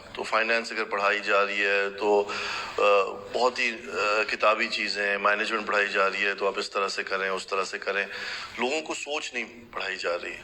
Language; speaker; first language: Urdu; native; Urdu